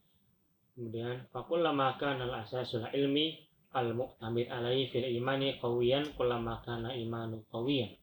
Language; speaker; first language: Arabic; non-native, learner; Indonesian